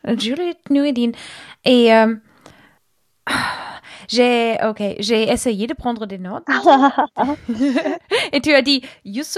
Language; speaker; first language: French; non-native, learner; German